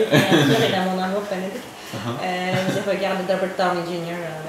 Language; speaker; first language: French; non-native, fluent; Turkish